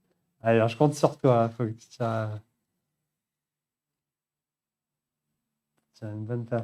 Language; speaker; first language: French; native; French